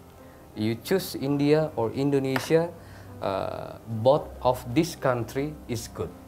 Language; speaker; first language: English; non-native, learner; Indonesian